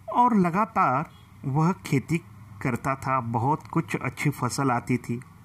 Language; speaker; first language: Hindi; non-native, local second language; Marathi